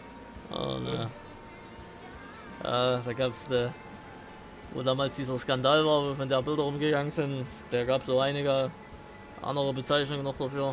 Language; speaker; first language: German; native; German